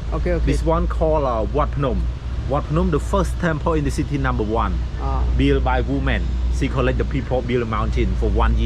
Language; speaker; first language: English; non-native, learner; Khmer